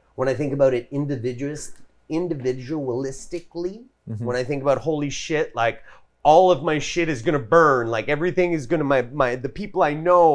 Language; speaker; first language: English; native; English